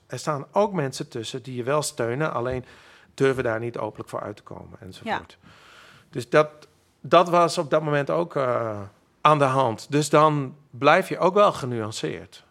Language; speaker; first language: Dutch; non-native, local second language; Western Frisian